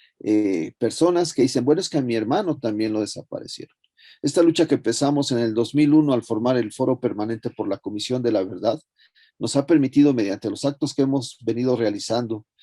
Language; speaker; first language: Spanish; native; Spanish